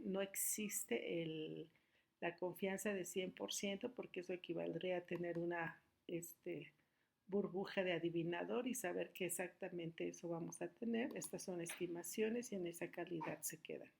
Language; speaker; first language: Spanish; native; Spanish